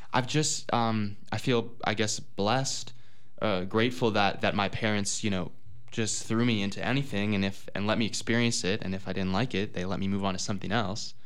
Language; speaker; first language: English; native; English